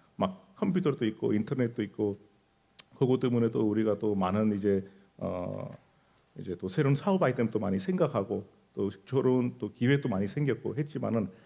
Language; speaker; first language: Korean; non-native, fluent; Hindi